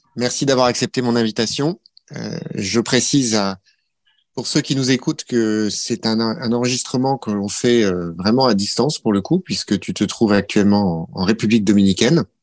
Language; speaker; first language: French; native; French